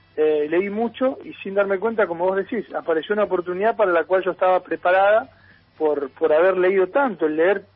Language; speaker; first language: Spanish; native; Spanish